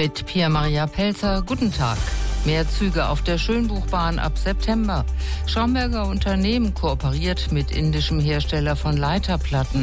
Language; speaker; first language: German; native; German